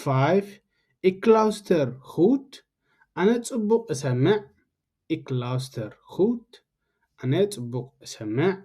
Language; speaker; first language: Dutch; non-native, fluent; Tigrinya